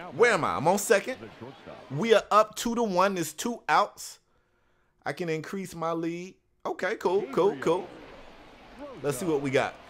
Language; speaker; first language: English; native; English